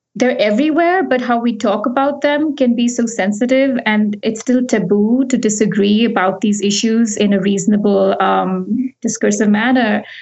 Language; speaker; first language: English; non-native, local second language; Hindi